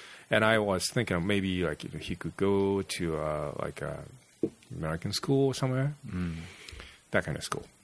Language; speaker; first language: English; non-native, fluent; Japanese